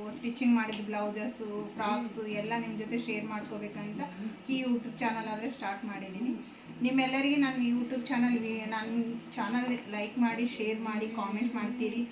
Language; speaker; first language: Kannada; native; Kannada